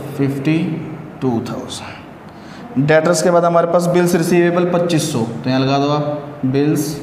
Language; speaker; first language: Hindi; native; Hindi